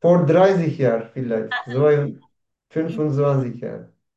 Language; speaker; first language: German; non-native, learner; Turkish